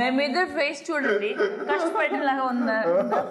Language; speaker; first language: Telugu; non-native, fluent; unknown